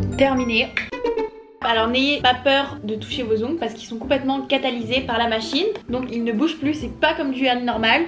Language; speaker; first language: French; native; French